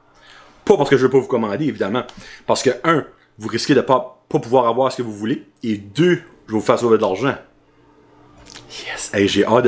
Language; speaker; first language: French; native; French